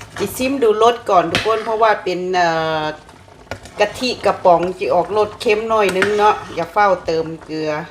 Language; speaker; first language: Thai; non-native, local second language; Lao